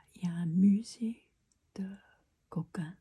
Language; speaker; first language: French; non-native, learner; Chinese